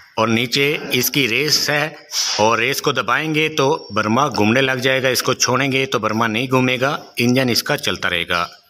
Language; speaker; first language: Urdu; non-native, local second language; Saraiki